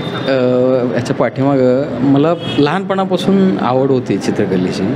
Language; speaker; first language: Marathi; non-native, local second language; Lambadi